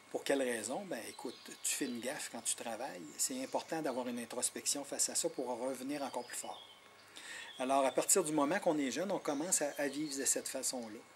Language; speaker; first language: French; non-native, local second language; Innu-aimun